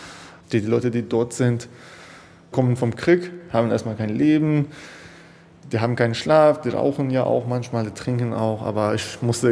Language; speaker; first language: German; non-native, fluent; Persian